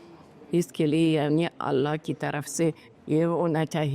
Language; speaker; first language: Hindi; non-native, fluent; Uzbek